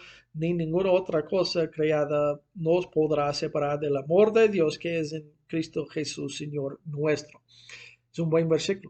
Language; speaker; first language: Spanish; non-native, fluent; English